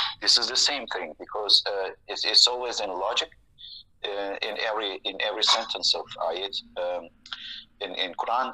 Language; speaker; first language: English; non-native, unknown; Turkish